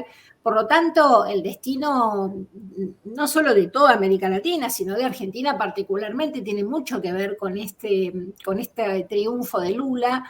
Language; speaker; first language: Spanish; native; Spanish